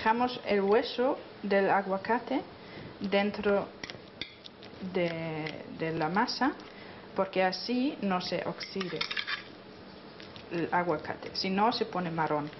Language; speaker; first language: Spanish; non-native, fluent; German